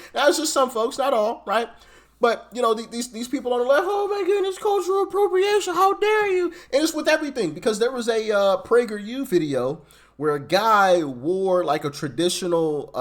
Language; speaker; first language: English; native; English